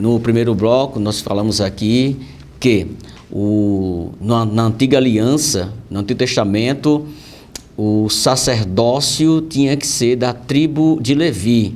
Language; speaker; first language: Portuguese; native; Portuguese